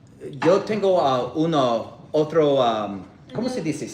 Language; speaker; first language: Spanish; non-native, learner; English